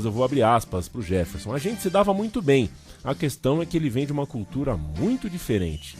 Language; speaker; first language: Portuguese; native; Portuguese